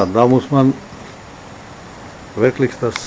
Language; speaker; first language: German; non-native, fluent; Hindi